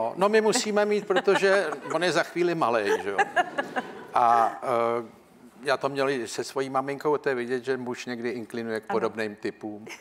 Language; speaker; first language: Czech; native; Czech